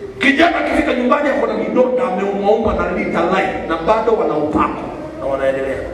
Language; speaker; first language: Swahili; non-native, local second language; Kamba